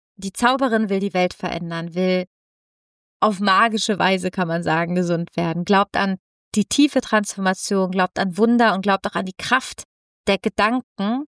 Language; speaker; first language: German; non-native, fluent; Italian